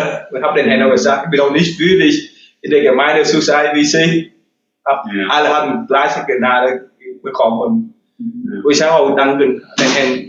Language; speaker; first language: German; non-native, learner; Vietnamese